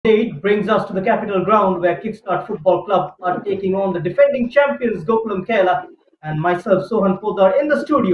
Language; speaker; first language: English; non-native, local second language; Hindi